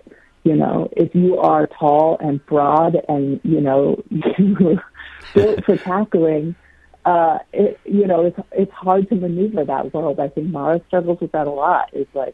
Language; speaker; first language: English; native; English